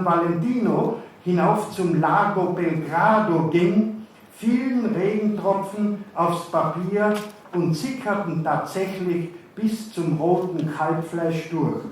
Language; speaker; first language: German; native; German